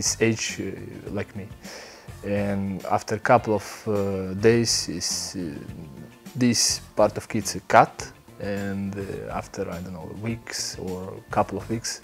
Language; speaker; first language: English; non-native, learner; Belarusian